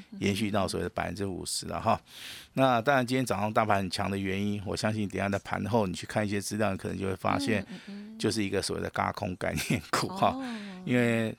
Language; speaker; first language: Chinese; native; Chinese